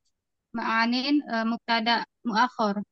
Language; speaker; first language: Arabic; non-native, learner; Indonesian